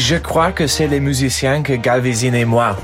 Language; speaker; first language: French; non-native, fluent; English